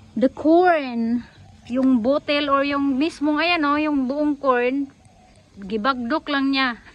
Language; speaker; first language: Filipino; non-native, local second language; Cebuano